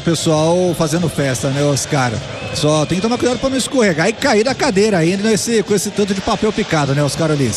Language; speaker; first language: Portuguese; native; Portuguese